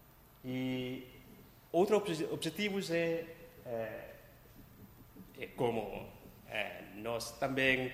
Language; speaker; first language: Portuguese; non-native, local second language; Tetum